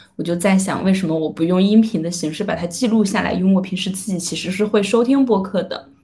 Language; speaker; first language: Chinese; native; Chinese